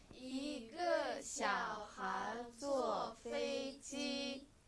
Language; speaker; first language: Chinese; non-native, fluent; Kyrgyz